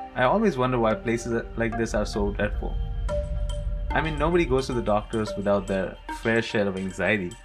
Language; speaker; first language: English; non-native, local second language; Hindi